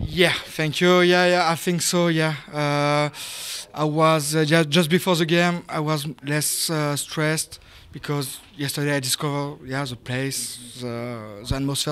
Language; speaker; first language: English; non-native, learner; French